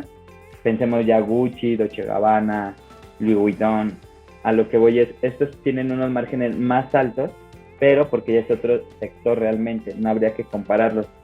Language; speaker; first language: Spanish; native; Spanish